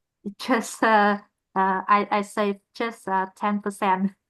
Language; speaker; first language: English; non-native, learner; Vietnamese